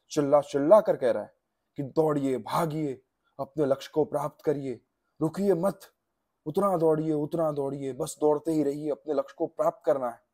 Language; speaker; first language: Hindi; non-native, local second language; Gujarati